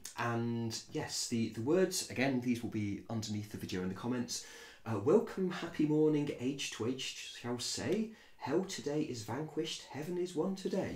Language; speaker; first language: English; native; English